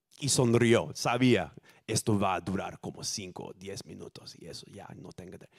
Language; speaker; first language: Spanish; non-native, fluent; English